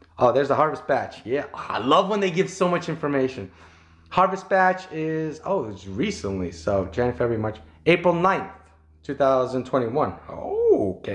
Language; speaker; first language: English; native; English